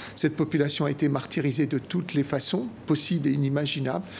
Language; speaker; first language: French; native; French